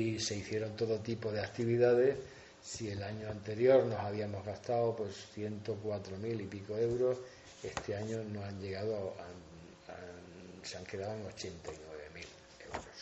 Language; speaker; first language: Spanish; native; Spanish